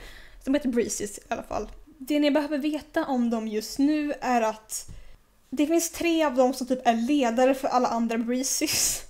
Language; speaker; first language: Swedish; native; Swedish